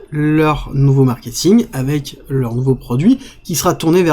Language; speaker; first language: French; native; French